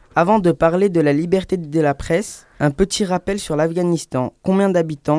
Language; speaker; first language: French; native; French